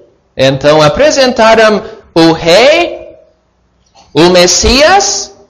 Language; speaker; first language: Portuguese; non-native, fluent; English